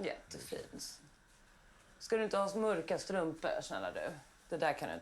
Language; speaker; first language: Swedish; native; Swedish